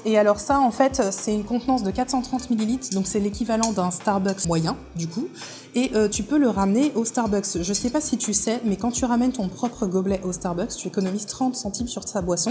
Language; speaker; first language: French; native; French